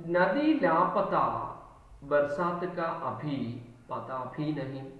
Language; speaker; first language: Hindi; non-native, local second language; Malayalam